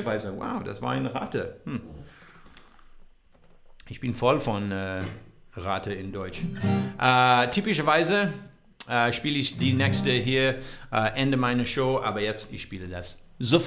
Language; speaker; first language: German; non-native, learner; English